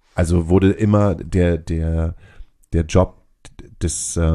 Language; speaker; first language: German; native; German